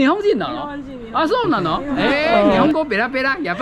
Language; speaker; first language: Japanese; non-native, fluent; Chinese